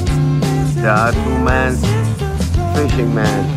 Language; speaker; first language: English; non-native, learner; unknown